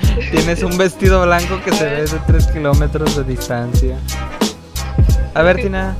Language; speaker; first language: Spanish; native; Spanish